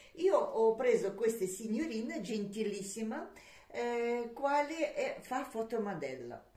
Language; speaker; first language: Italian; non-native, learner; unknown